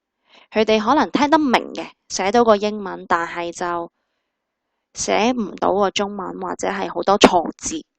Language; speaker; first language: Cantonese; native; Cantonese